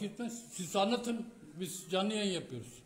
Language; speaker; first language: Turkish; native; Turkish